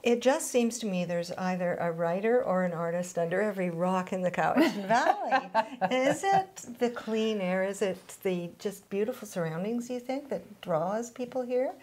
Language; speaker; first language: English; native; English